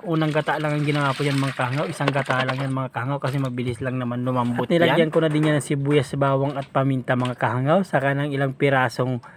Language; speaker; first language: Filipino; non-native, local second language; Bikol